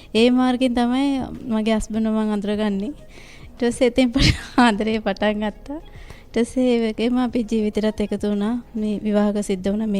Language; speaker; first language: Sinhala; non-native, local second language; Tamil